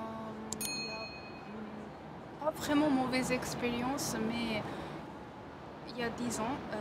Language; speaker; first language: French; non-native, fluent; Japanese